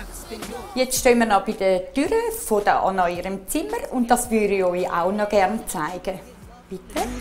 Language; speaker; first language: German; native; German